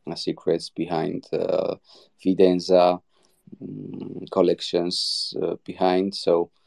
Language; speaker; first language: English; non-native, learner; Georgian